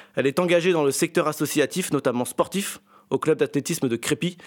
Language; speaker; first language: French; native; French